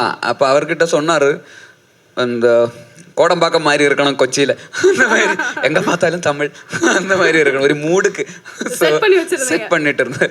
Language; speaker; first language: Tamil; non-native, learner; Malayalam